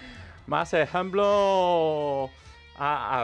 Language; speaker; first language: Spanish; non-native, learner; Chinese